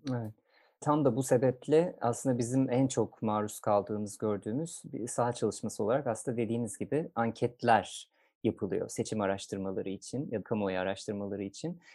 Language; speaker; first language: Turkish; native; Turkish